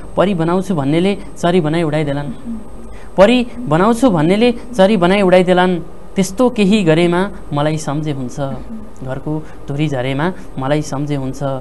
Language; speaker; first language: Nepali; native; Nepali